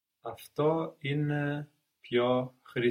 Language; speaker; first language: Greek; non-native, learner; English